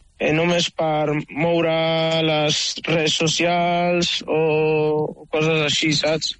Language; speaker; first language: Catalan; non-native, fluent; Arabic